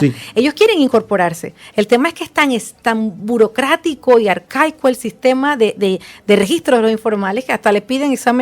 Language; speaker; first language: Spanish; native; Spanish